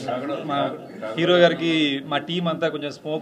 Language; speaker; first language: Telugu; native; Telugu